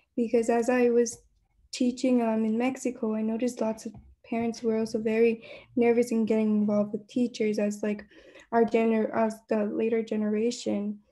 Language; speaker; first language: English; native; English